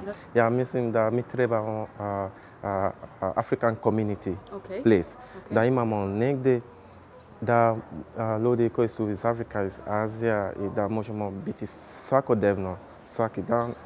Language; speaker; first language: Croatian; non-native, learner; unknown